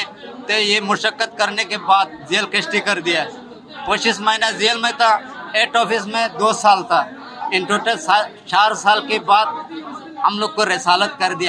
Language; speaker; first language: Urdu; non-native, local second language; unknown